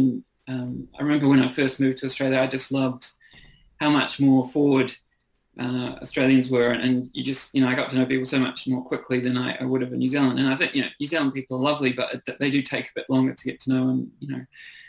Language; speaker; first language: English; native; English